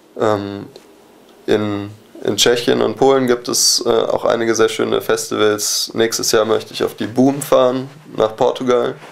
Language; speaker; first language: German; native; German